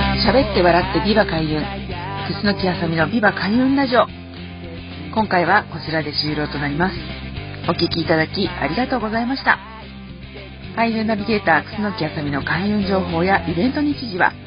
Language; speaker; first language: Japanese; native; Japanese